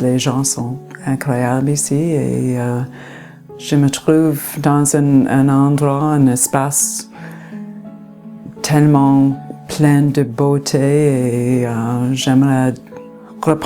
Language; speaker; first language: French; non-native, local second language; English